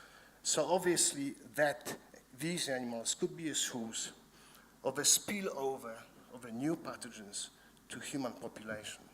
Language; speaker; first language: English; non-native, fluent; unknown